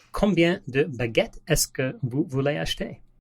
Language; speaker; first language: French; non-native, learner; English